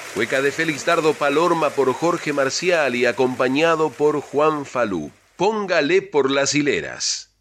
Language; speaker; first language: Spanish; native; Spanish